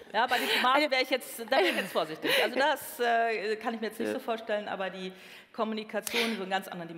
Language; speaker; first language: German; native; German